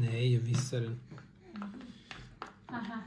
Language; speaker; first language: Swedish; early bilingual, other home language; Turkish